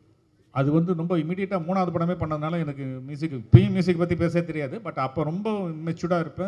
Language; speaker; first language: Tamil; native; Tamil